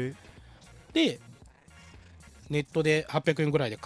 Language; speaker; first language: Japanese; native; Japanese